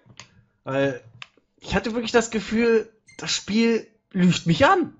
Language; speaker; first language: German; native; German